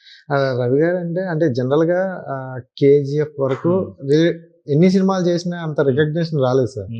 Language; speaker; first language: Telugu; native; Telugu